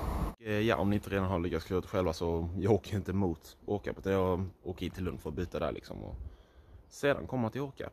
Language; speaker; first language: Swedish; native; Swedish